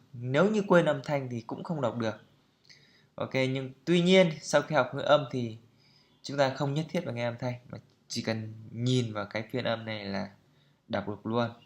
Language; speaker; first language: Vietnamese; native; Vietnamese